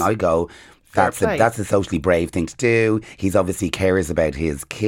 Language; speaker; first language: English; native; English